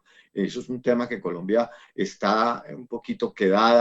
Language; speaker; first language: Spanish; native; Spanish